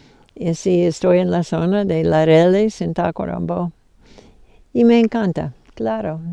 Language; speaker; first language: Spanish; non-native, fluent; English